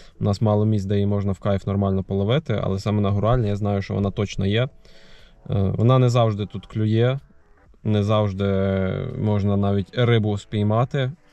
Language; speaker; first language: Ukrainian; native; Ukrainian